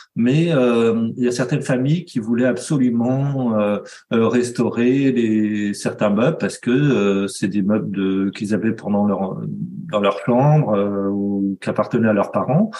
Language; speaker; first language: French; native; French